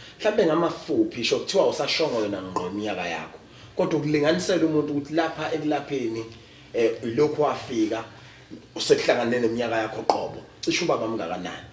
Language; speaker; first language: Zulu; native; Zulu